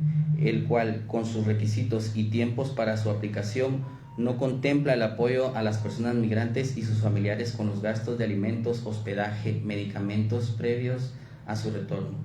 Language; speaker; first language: Spanish; native; Spanish